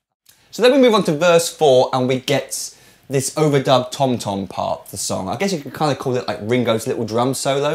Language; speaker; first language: English; native; English